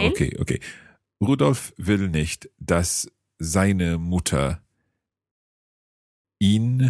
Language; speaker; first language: German; non-native, learner; English